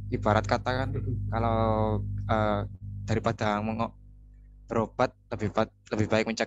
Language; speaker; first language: Indonesian; native; Indonesian